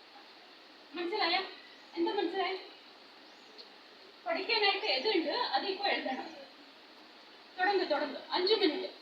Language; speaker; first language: Malayalam; non-native, learner; Kannada